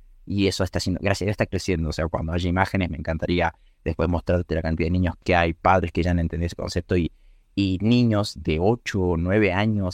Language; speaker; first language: Spanish; native; Spanish